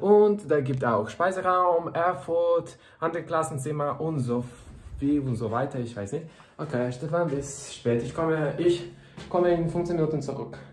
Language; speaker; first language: German; non-native, learner; Serbian